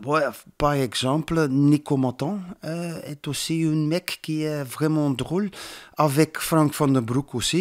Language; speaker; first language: French; non-native, learner; Dutch